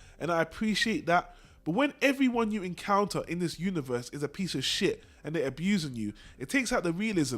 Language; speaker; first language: English; native; English